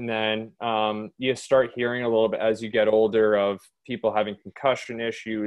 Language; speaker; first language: English; native; English